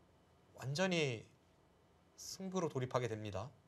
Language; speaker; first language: Korean; native; Korean